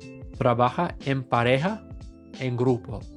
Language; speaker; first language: Spanish; non-native, fluent; English